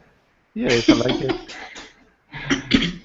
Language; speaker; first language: English; non-native, learner; Spanish